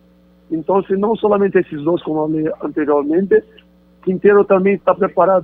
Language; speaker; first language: Spanish; non-native, fluent; Portuguese